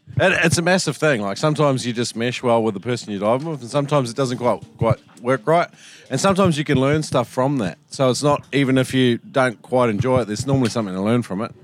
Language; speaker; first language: English; native; English